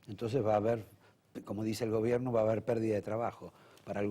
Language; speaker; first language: Spanish; native; Spanish